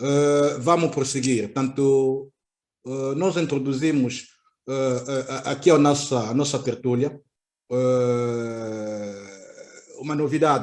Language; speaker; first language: Portuguese; native; Portuguese